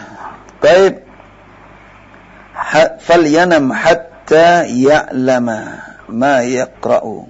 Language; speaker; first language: Arabic; non-native, fluent; Indonesian